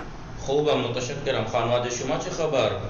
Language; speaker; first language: Persian; non-native, fluent; Urdu